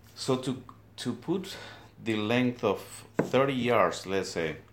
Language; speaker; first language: English; non-native, fluent; Spanish